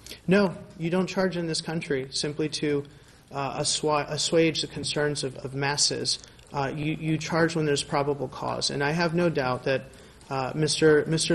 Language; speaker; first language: English; early bilingual, other home language; Spanish